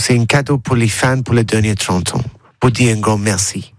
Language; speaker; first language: French; non-native, learner; English